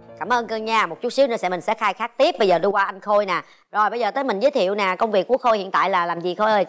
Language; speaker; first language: Vietnamese; native; Vietnamese